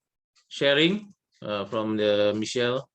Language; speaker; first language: English; non-native, learner; Indonesian